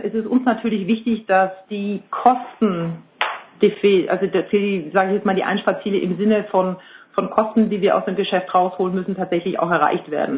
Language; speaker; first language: German; native; German